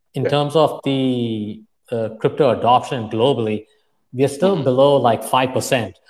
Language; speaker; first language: English; non-native, fluent; Arabic